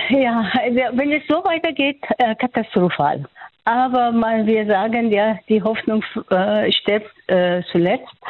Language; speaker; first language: German; non-native, fluent; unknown